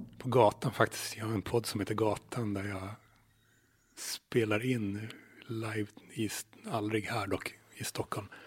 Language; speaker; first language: Swedish; native; Swedish